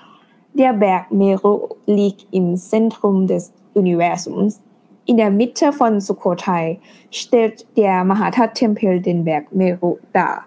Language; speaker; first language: German; non-native, fluent; Thai